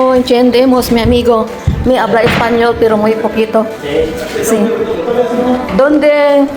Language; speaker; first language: Spanish; non-native, learner; Filipino